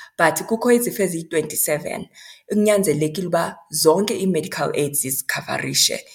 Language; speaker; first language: Xhosa; non-native, local second language; Zulu